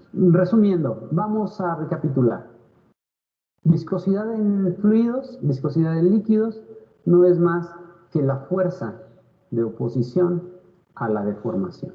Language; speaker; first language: Spanish; native; Spanish